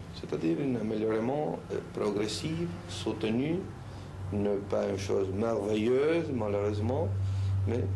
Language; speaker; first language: French; non-native, fluent; Spanish